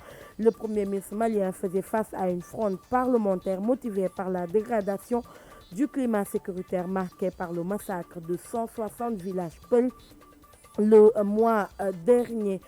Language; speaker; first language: French; non-native, local second language; Wolof